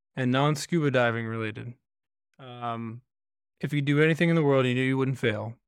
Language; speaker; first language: English; native; English